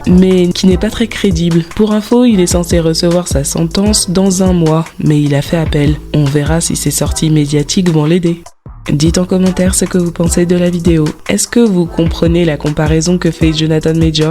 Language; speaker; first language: French; native; French